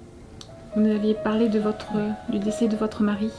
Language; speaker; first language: French; native; French